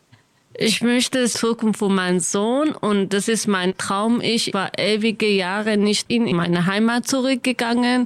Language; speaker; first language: German; non-native, learner; Kurdish